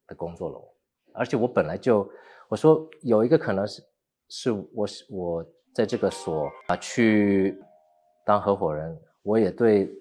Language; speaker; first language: Chinese; early bilingual, heritage; Chinese